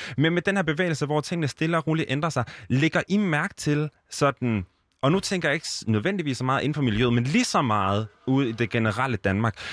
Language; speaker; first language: Danish; native; Danish